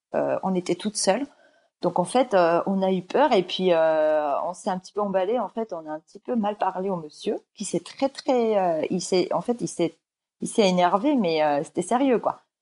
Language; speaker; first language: French; early bilingual, other home language; Georgian